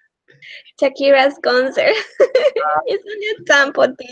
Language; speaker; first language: English; non-native, learner; Spanish